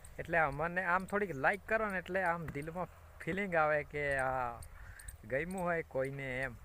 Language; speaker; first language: Gujarati; non-native, local second language; Bhili